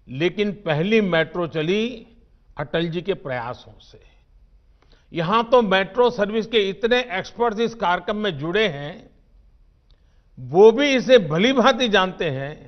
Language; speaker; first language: Hindi; non-native, local second language; Gujarati